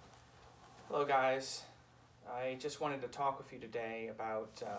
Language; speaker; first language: English; native; English